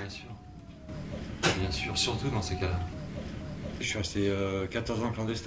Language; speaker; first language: French; native; French